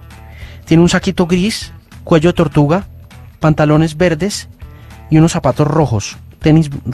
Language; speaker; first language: Spanish; native; Spanish